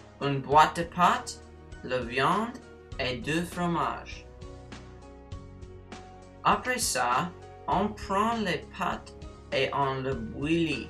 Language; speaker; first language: French; non-native, learner; English